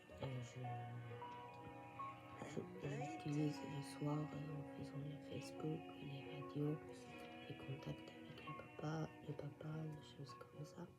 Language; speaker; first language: French; non-native, fluent; Japanese